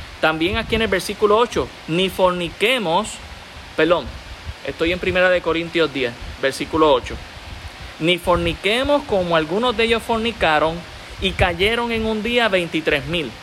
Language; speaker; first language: Spanish; native; Spanish